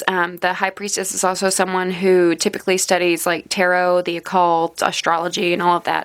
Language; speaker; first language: English; native; English